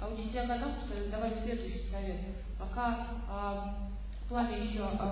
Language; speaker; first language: Russian; native; Russian